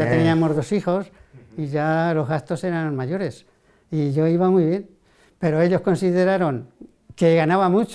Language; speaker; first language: Spanish; native; Spanish